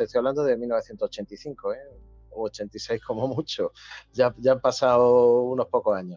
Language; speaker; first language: Spanish; native; Spanish